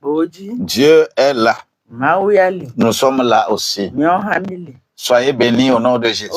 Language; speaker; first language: French; non-native, local second language; Ewe